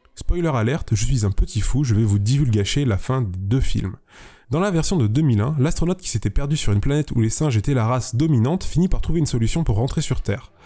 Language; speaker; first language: French; native; French